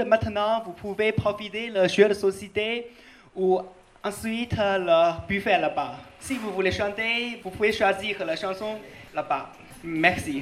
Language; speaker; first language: French; non-native, learner; Chinese